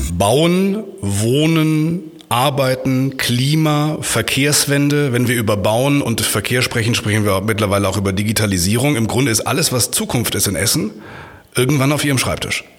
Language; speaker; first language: German; native; German